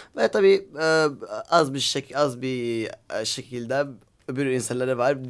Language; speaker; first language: Turkish; non-native, learner; Arabic